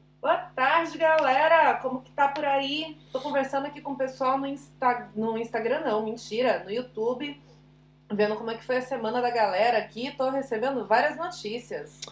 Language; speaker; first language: Portuguese; native; Portuguese